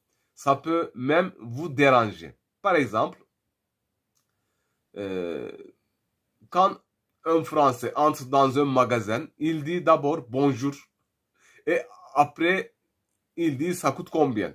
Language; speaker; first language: French; non-native, fluent; Turkish